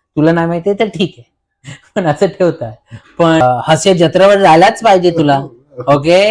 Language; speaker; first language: Marathi; early bilingual, heritage; Marathi